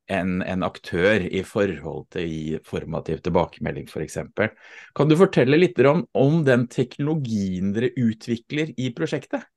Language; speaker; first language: Norwegian; native; Norwegian